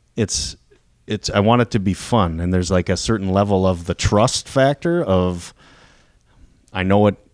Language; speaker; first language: English; native; English